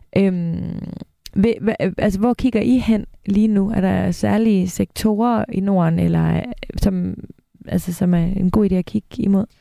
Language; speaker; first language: Danish; native; Danish